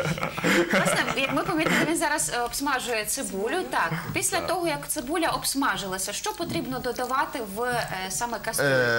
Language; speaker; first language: Ukrainian; native; Ukrainian